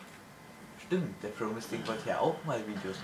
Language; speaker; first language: German; native; German